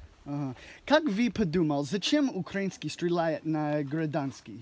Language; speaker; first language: Russian; non-native, learner; English